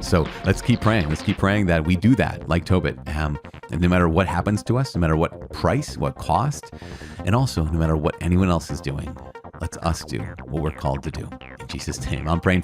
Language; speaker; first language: English; native; English